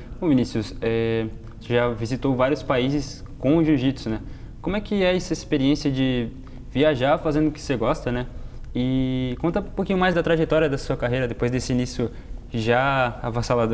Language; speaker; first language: Portuguese; native; Portuguese